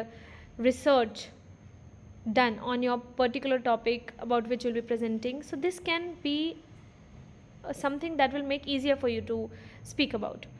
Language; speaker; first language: English; non-native, fluent; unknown